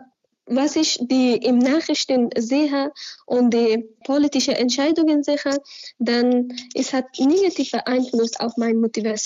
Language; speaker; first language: German; non-native, learner; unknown